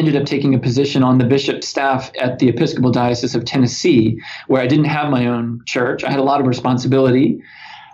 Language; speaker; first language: English; native; English